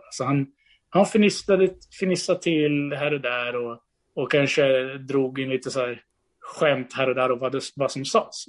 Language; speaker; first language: Swedish; early bilingual, other home language; Portuguese